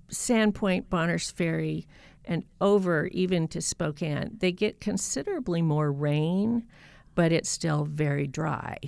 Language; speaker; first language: English; native; English